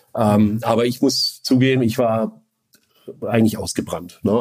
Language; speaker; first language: German; native; German